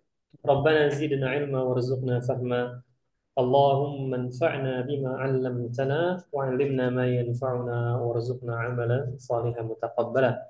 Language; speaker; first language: Arabic; non-native, fluent; Indonesian